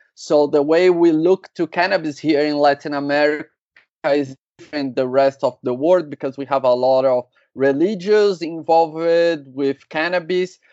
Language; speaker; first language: English; non-native, learner; Portuguese